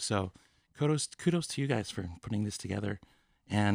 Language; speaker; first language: English; native; English